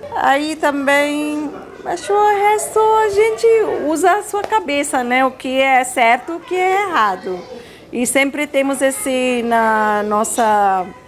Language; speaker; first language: Portuguese; non-native, fluent; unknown